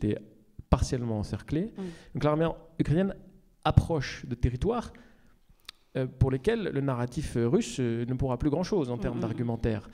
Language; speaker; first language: French; native; French